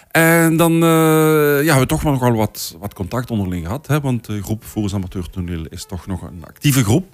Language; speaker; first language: Dutch; native; Dutch